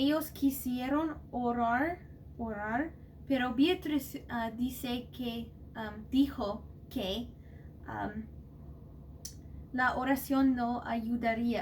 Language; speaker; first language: Spanish; non-native, learner; English